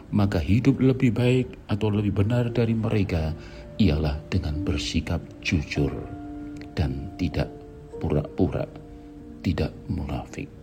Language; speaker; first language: Indonesian; native; Indonesian